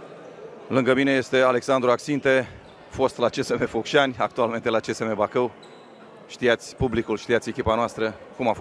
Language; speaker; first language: Romanian; native; Romanian